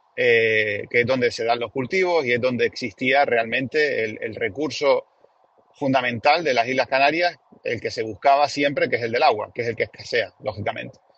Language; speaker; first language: Spanish; native; Spanish